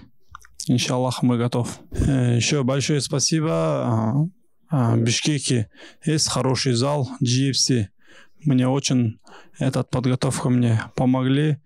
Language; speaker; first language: Russian; non-native, local second language; Kyrgyz